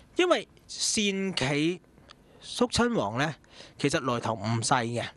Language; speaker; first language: Cantonese; native; Cantonese